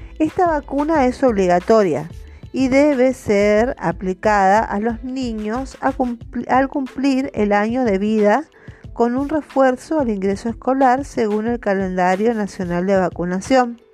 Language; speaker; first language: Spanish; native; Spanish